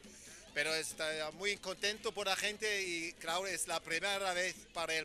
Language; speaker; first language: Portuguese; non-native, learner; Spanish